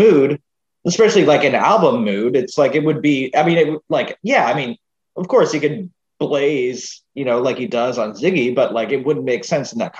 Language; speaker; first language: English; native; English